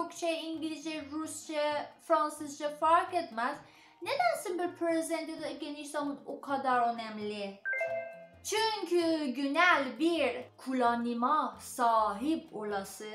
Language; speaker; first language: Turkish; non-native, learner; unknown